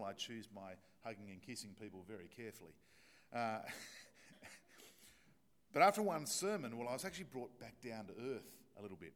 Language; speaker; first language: English; native; English